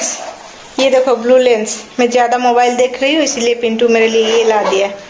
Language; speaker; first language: Hindi; native; Hindi